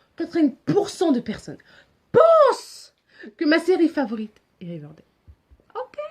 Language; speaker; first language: French; native; French